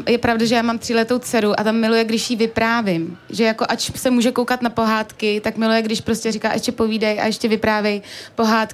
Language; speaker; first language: Czech; native; Czech